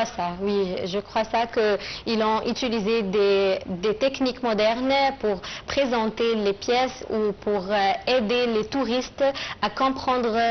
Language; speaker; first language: French; non-native, fluent; Arabic